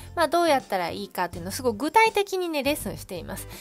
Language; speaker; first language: Japanese; native; Japanese